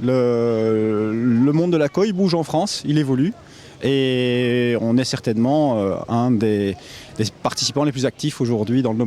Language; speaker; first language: French; native; French